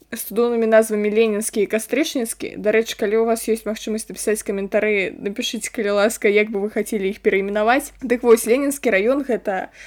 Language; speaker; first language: Belarusian; non-native, local second language; Russian